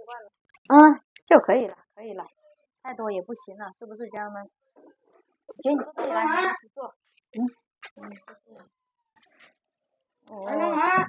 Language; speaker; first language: Chinese; native; Chinese